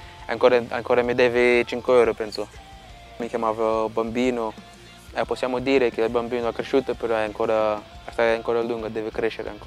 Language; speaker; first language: Italian; non-native, fluent; Portuguese